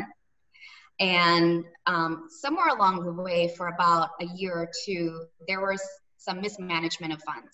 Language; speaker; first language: English; early bilingual, other home language; Cebuano